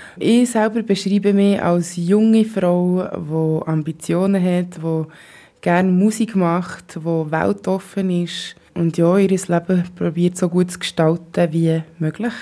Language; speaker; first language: German; native; German